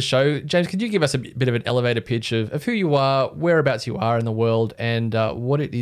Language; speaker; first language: English; native; English